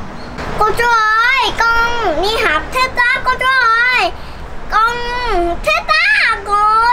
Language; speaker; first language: Vietnamese; early bilingual, heritage; Vietnamese